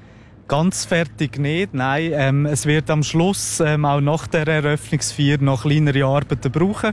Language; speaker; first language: German; native; German